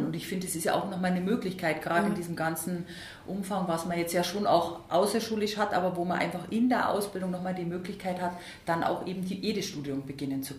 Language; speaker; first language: German; native; German